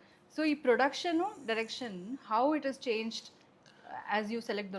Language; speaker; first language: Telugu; non-native, fluent; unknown